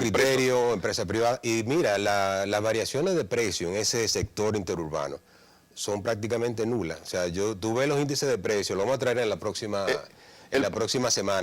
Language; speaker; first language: Spanish; native; Spanish